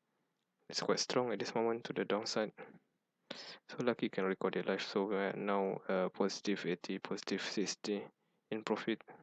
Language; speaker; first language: English; non-native, fluent; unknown